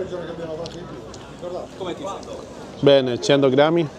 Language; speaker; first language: Italian; non-native, learner; Malayalam